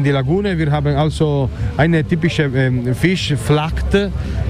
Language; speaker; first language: German; non-native, learner; Italian